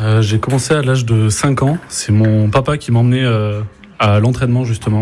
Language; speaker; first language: French; native; French